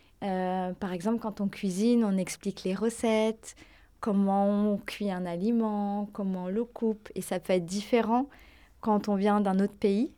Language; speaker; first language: French; early bilingual, other home language; Tamil